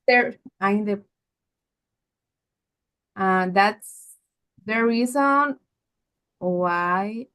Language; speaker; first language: English; non-native, learner; Spanish